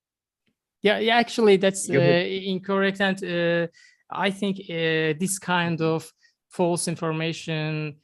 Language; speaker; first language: English; non-native, learner; Azerbaijani